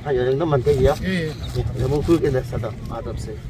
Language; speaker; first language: Korean; native; Korean